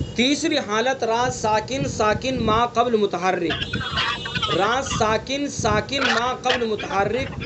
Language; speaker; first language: Urdu; native; Urdu